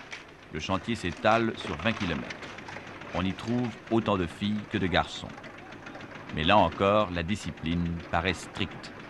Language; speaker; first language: French; native; French